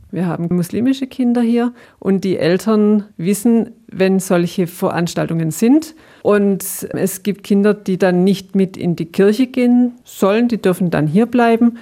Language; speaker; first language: German; native; German